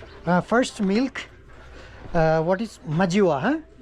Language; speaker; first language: English; non-native, local second language; Bangla